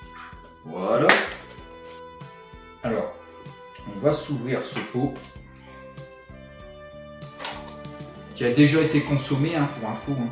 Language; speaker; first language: French; native; French